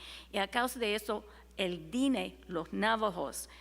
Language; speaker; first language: Spanish; non-native, fluent; English